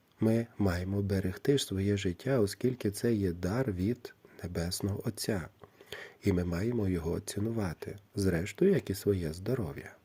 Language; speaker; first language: Ukrainian; native; Ukrainian